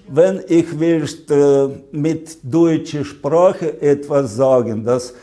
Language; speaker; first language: German; non-native, learner; Ukrainian